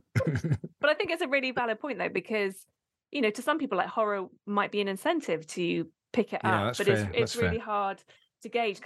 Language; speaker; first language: English; native; English